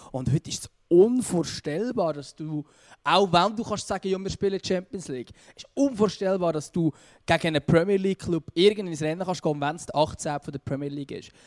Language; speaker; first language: German; native; German